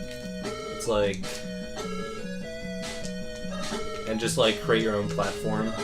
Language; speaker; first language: English; native; English